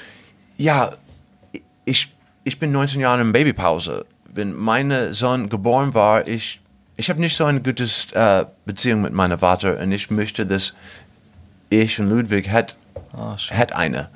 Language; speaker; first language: German; non-native, fluent; English